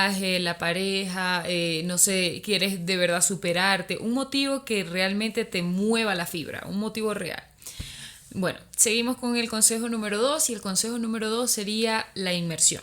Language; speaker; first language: Spanish; native; Spanish